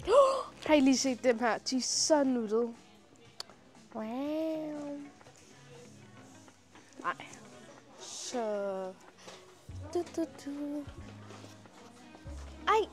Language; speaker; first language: Danish; early bilingual, other home language; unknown